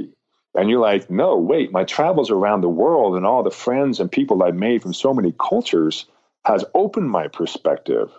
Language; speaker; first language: English; native; English